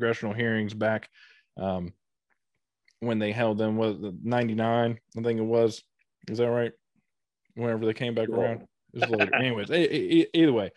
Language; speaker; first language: English; native; English